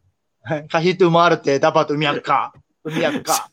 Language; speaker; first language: Filipino; non-native, learner; Japanese